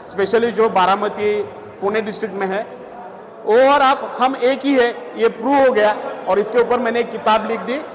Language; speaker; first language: Hindi; non-native, local second language; Marathi